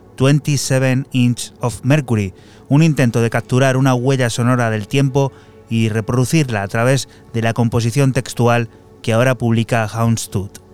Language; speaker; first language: Spanish; native; Spanish